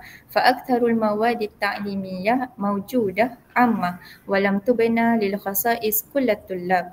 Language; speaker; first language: Arabic; non-native, learner; Malay